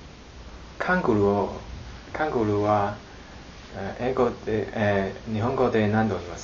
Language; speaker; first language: Japanese; non-native, learner; Chinese